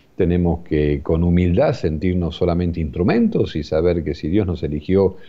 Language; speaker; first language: Spanish; native; Spanish